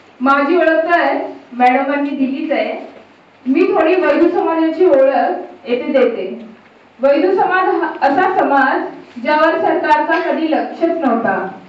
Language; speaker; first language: Marathi; non-native, local second language; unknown